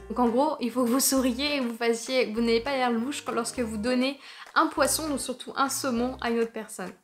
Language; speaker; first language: French; native; French